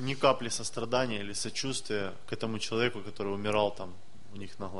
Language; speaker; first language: Russian; native; Russian